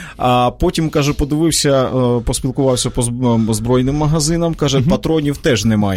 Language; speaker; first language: Ukrainian; native; Ukrainian